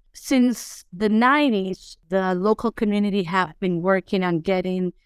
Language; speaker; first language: English; non-native, fluent; Spanish